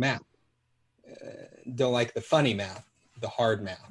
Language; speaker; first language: English; native; English